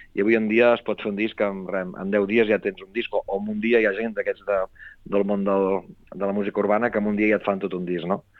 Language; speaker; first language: Catalan; native; Catalan